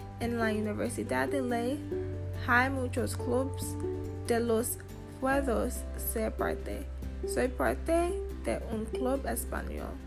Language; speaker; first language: Spanish; non-native, learner; English